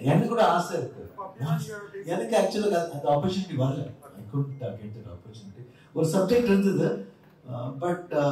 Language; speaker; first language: Tamil; non-native, learner; Kannada